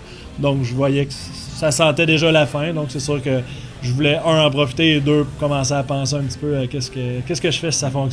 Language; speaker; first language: French; native; French